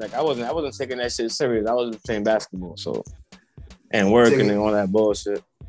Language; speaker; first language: English; early bilingual, other home language; Spanish